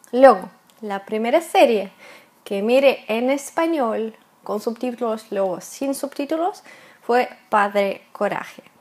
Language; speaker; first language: Spanish; non-native, fluent; Russian